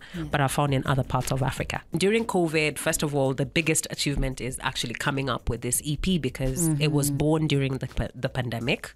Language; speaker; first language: English; non-native, local second language; Kamba